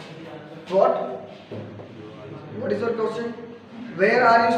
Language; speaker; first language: English; non-native, fluent; Hindi